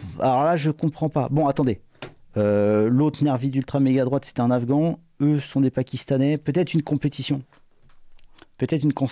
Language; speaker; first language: French; native; French